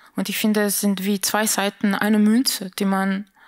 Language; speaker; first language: German; non-native, fluent; Slovenian